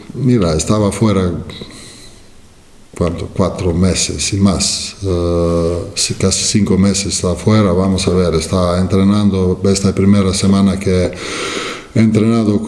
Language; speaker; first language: Spanish; non-native, fluent; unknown